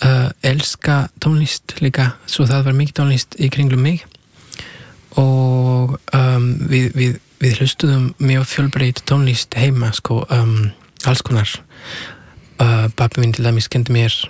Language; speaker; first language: Icelandic; non-native, fluent; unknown